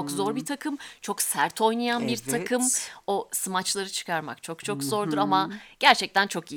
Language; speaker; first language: Turkish; native; Turkish